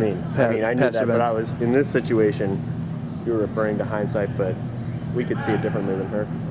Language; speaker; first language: English; native; English